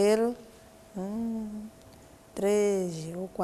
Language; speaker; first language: Portuguese; non-native, local second language; Tsonga